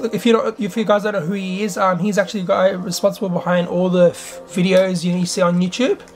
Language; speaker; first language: English; native; English